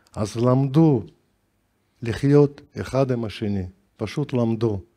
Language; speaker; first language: Hebrew; non-native, fluent; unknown